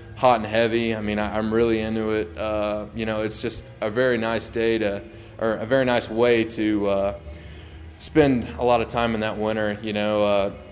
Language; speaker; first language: English; native; English